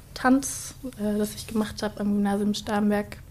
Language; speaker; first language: German; native; German